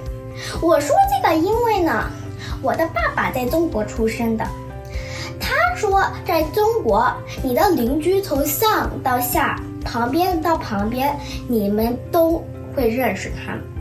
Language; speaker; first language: Chinese; early bilingual, heritage; Chinese